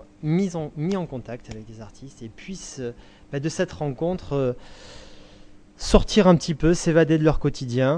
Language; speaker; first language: French; native; French